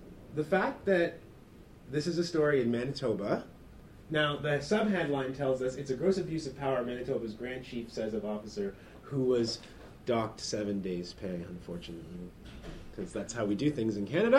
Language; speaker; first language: English; native; English